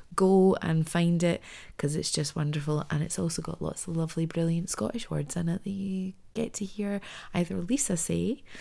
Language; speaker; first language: English; native; English